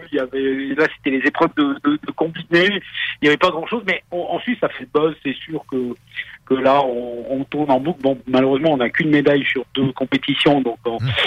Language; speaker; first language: French; native; French